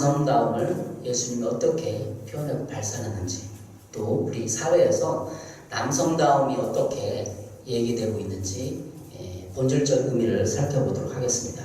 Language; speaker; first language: Korean; native; Korean